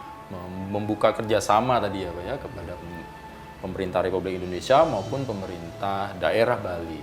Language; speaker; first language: Indonesian; native; Indonesian